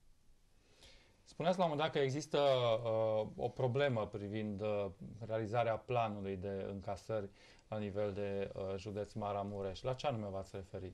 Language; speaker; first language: Romanian; native; Romanian